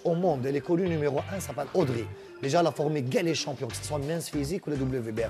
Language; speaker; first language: French; non-native, local second language; Arabic